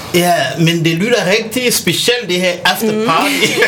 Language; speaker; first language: Danish; non-native, fluent; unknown